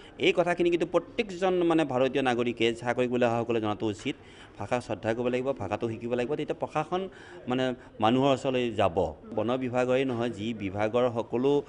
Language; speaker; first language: Assamese; native; Assamese